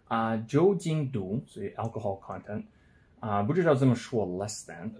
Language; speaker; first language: Chinese; non-native, learner; English